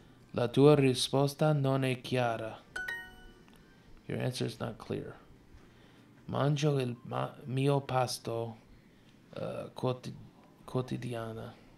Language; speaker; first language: Italian; non-native, learner; English